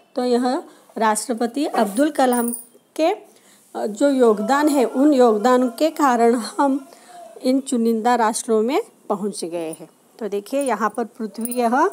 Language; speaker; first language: Hindi; non-native, local second language; Marathi